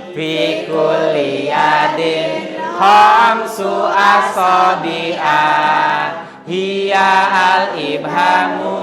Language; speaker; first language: Arabic; non-native, fluent; Indonesian